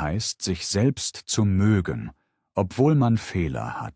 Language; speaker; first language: German; native; German